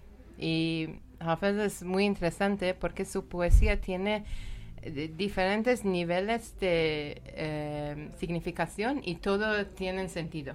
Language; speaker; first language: Spanish; non-native, learner; Persian